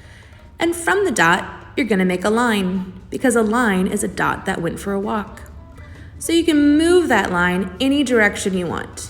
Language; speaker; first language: English; native; English